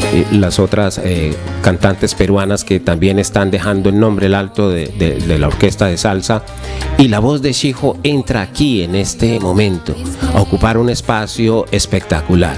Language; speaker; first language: Spanish; native; Spanish